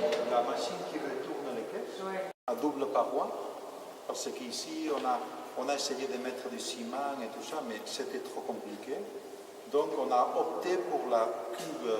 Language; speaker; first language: French; non-native, fluent; Spanish